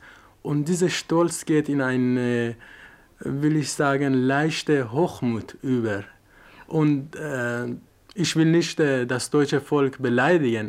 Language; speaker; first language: German; non-native, fluent; Persian